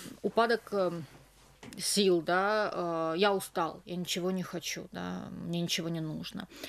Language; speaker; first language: Russian; native; Russian